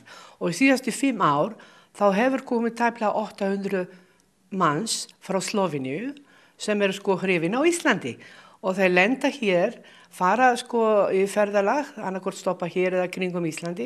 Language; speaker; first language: Icelandic; non-native, fluent; Slovenian